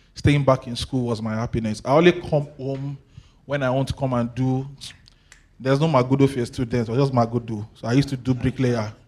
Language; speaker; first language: English; non-native, local second language; Yoruba